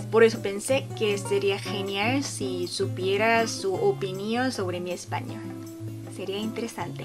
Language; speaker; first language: Spanish; non-native, fluent; Korean